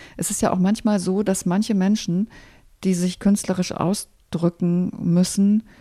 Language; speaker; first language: German; native; German